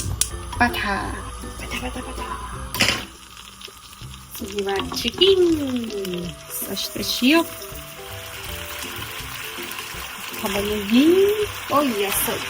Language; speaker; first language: Japanese; non-native, fluent; Georgian